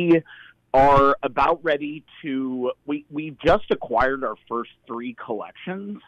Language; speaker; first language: English; native; English